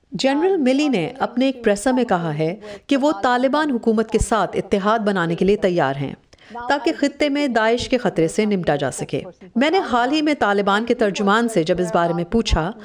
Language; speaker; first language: Urdu; native; Urdu